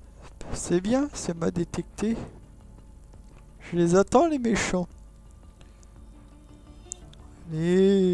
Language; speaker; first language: French; native; French